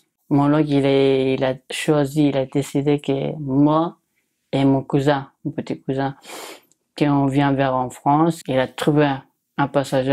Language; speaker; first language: French; non-native, learner; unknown